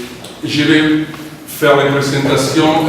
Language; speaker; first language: French; non-native, fluent; Spanish